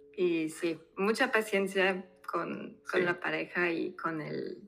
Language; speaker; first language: Spanish; non-native, fluent; French